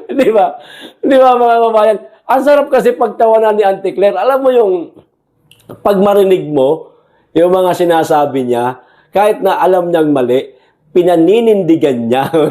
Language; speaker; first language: Filipino; non-native, local second language; Cebuano